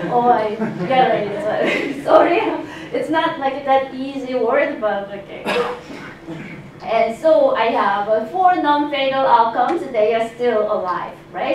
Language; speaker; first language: English; non-native, fluent; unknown